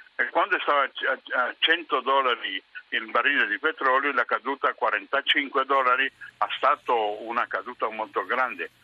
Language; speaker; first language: Italian; non-native, learner; Spanish